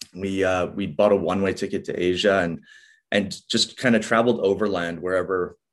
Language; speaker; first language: English; native; English